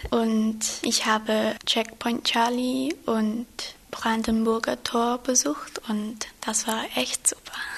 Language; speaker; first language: German; non-native, learner; English